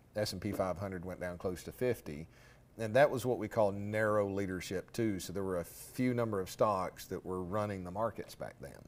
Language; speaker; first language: English; native; English